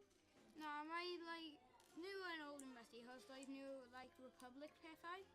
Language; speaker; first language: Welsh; non-native, local second language; English